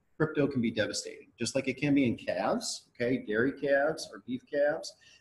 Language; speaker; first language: English; native; English